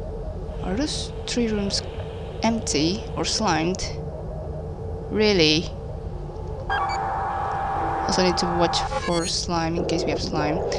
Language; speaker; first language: English; non-native, fluent; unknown